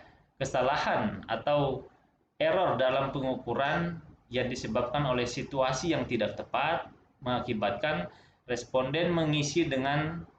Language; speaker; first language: Indonesian; native; Indonesian